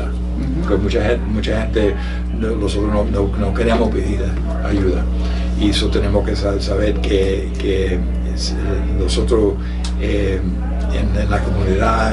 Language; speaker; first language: Spanish; early bilingual, heritage; Spanish